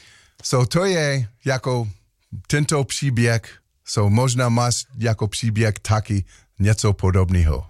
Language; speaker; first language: Czech; non-native, learner; English